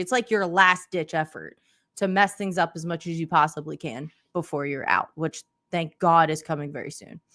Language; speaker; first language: English; native; English